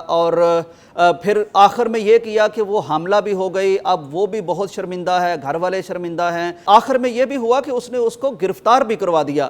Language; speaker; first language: Urdu; native; Urdu